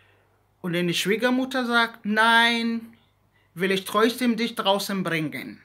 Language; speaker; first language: German; non-native, learner; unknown